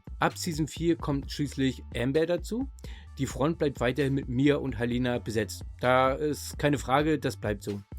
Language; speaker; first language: German; native; German